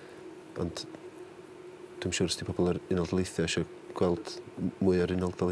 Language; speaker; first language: Welsh; native; Welsh